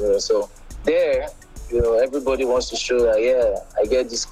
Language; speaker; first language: English; non-native, local second language; Igbo